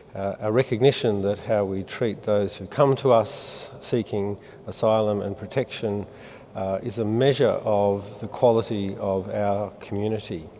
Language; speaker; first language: English; native; English